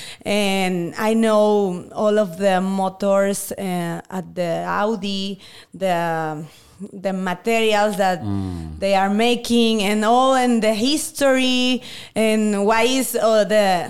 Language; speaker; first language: English; non-native, learner; Spanish